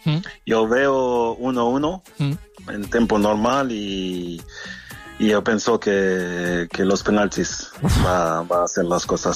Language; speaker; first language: Spanish; non-native, fluent; French